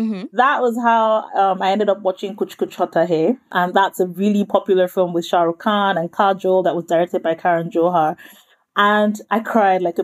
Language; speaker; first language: English; non-native, local second language; Yoruba